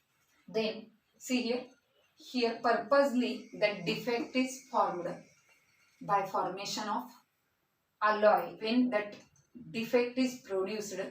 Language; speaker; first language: English; non-native, local second language; Marathi